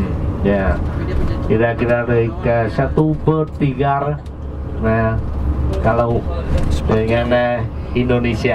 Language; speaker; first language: Indonesian; non-native, learner; Vietnamese